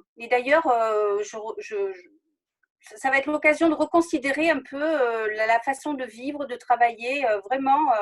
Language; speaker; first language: French; native; French